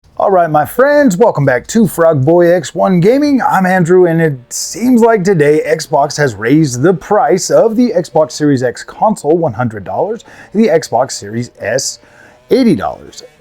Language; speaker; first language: English; native; English